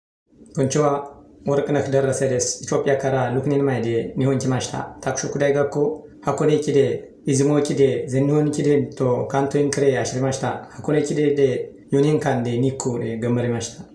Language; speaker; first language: Japanese; non-native, learner; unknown